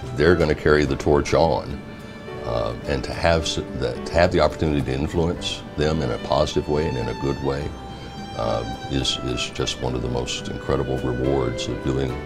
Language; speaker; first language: English; native; English